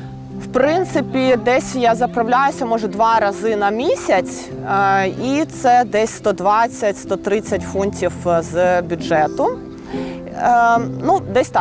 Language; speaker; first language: Ukrainian; native; Ukrainian